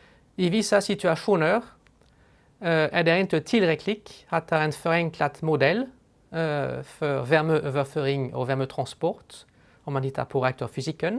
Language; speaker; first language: Swedish; non-native, fluent; French